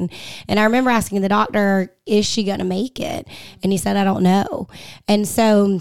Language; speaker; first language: English; native; English